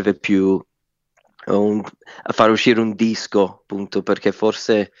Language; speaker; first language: Italian; non-native, fluent; English